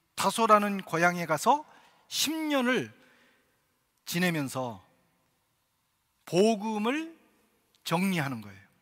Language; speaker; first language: Korean; native; Korean